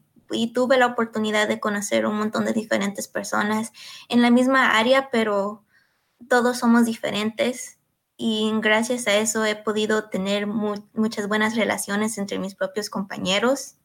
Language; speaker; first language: Spanish; early bilingual, heritage; Spanish